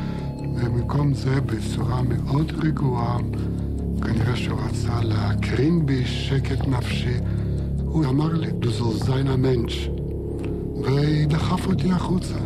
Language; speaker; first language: Hebrew; non-native, fluent; Yiddish